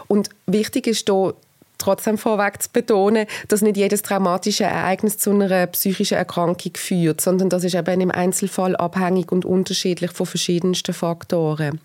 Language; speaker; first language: German; native; German